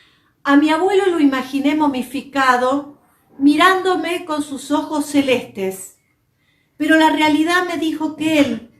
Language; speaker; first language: Spanish; native; Spanish